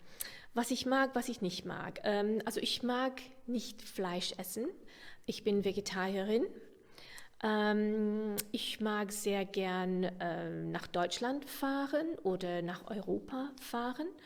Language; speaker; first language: German; non-native, fluent; English